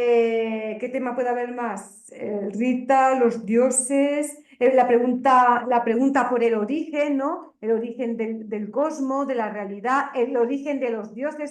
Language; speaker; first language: Spanish; native; Spanish